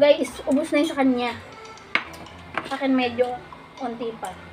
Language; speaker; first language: Filipino; native; Filipino